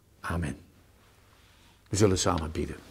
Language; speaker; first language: Dutch; native; Dutch